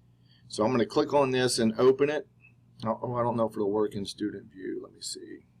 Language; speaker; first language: English; native; English